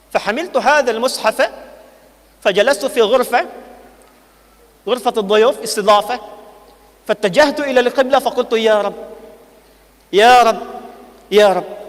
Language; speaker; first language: Arabic; non-native, fluent; Indonesian